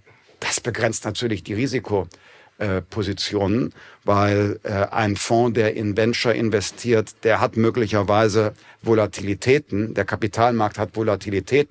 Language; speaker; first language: German; native; German